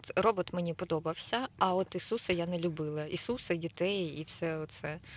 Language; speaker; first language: Ukrainian; native; Ukrainian